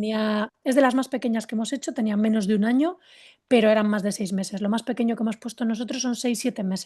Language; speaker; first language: Spanish; native; Spanish